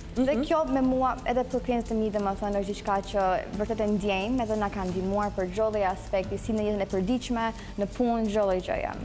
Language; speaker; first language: Albanian; early bilingual, heritage; Albanian